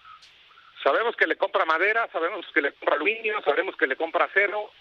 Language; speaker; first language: Spanish; native; Spanish